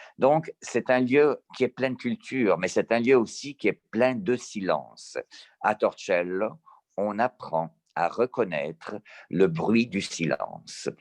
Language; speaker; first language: French; early bilingual, heritage; Italian